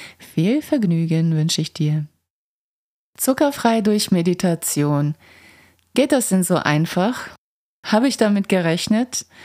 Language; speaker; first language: German; non-native, fluent; Croatian